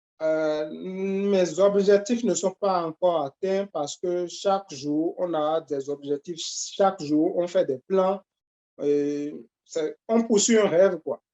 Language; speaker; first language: French; non-native, local second language; Fon